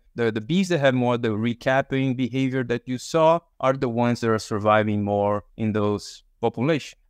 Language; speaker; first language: English; early bilingual, other home language; Portuguese